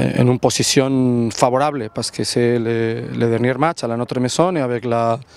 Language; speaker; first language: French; non-native, learner; Catalan